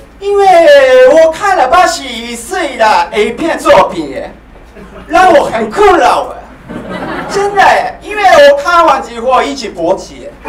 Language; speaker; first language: Chinese; non-native, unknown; Japanese